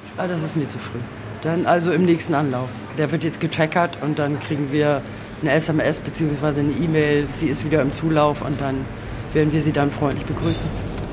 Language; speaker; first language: German; native; German